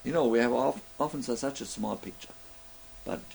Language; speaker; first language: English; non-native, fluent; German